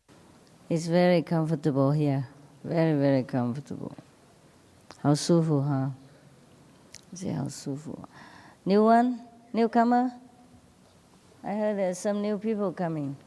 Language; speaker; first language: English; non-native, fluent; Vietnamese